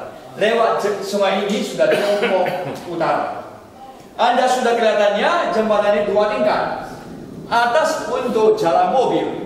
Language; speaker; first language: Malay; non-native, fluent; Chinese